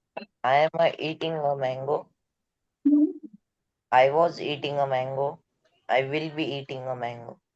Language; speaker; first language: English; non-native, learner; Marathi